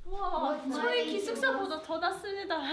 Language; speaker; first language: Korean; non-native, fluent; Russian